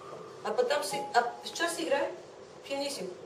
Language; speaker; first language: Russian; non-native, fluent; Bulgarian